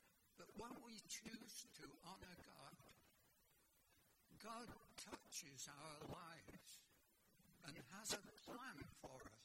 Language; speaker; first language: English; native; English